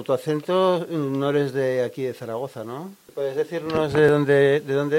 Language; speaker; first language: Spanish; native; Spanish